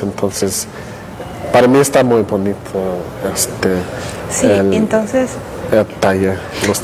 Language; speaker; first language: Spanish; non-native, fluent; English